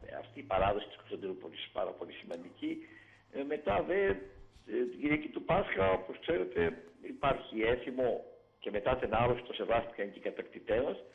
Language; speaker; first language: Greek; native; Greek